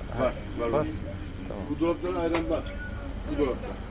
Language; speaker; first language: Turkish; native; Turkish